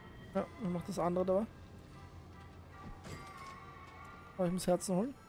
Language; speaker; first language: German; native; German